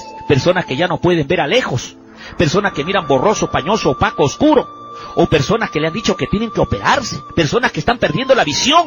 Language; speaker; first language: Spanish; native; Spanish